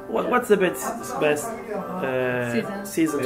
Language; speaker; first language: English; non-native, fluent; Portuguese